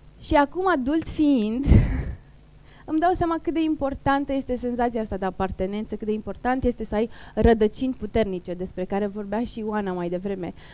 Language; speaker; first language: Romanian; non-native, local second language; Turkish